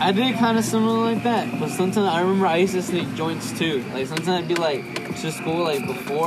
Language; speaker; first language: English; early bilingual, other home language; Spanish